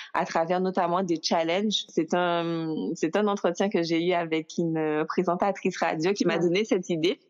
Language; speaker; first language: French; native; French